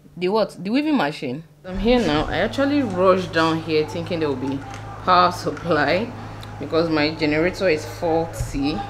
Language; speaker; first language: English; non-native, local second language; Yoruba